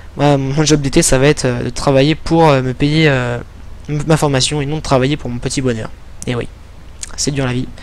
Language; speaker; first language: French; native; French